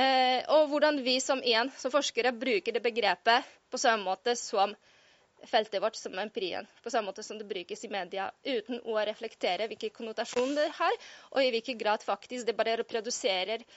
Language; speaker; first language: Norwegian; non-native, fluent; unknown